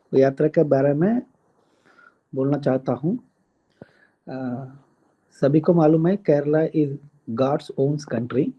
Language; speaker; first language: Hindi; non-native, local second language; Telugu